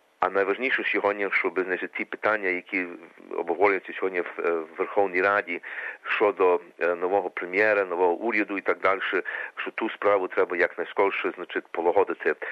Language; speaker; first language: Ukrainian; early bilingual, heritage; Ukrainian